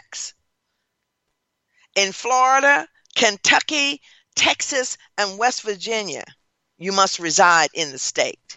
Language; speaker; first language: English; native; English